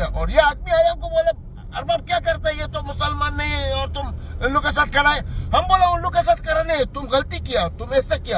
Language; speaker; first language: Hindi; non-native, learner; Arabic